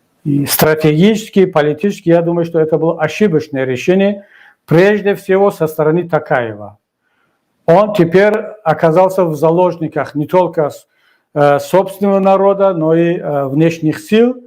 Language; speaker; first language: Russian; non-native, local second language; Tajik